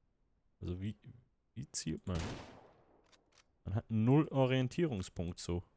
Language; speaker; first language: German; native; German